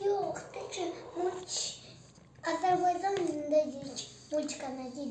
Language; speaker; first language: Turkish; non-native, learner; Azerbaijani